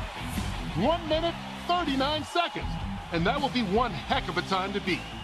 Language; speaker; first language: English; native; English